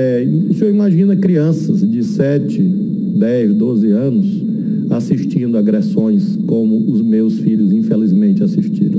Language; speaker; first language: Portuguese; native; Portuguese